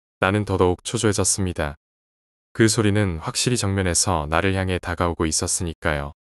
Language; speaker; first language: Korean; native; Korean